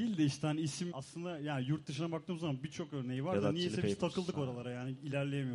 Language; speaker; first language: Turkish; native; Turkish